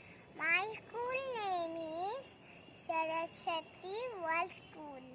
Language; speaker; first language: English; non-native, learner; Bangla